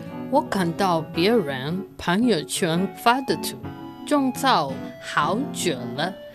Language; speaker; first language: Chinese; non-native, learner; English